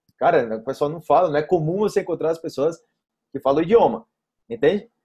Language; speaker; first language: Portuguese; native; Portuguese